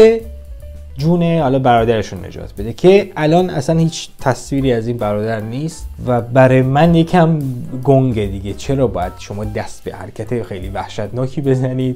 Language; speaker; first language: Persian; native; Persian